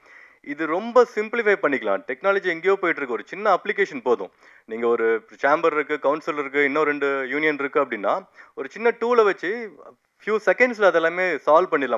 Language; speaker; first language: Tamil; native; Tamil